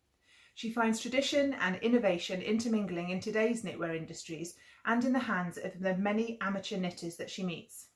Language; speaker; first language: English; native; English